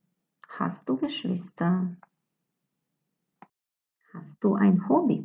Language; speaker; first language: German; non-native, fluent; Croatian